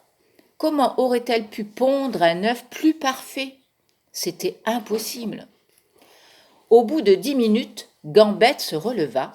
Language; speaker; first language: French; native; French